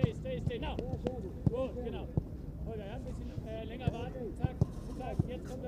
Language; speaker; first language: German; non-native, learner; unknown